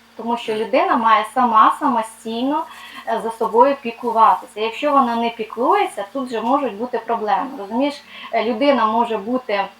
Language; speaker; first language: Ukrainian; non-native, local second language; Russian